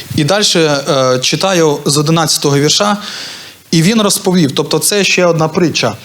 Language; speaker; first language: Ukrainian; non-native, local second language; Russian